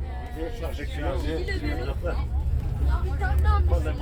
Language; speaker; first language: French; non-native, learner; Turkish